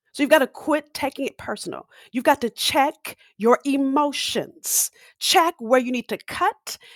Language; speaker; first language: English; native; English